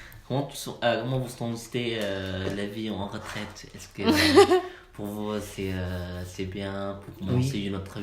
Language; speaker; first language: French; non-native, learner; Malay